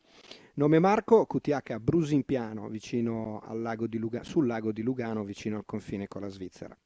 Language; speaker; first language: Italian; native; Italian